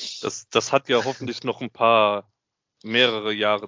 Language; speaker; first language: German; native; German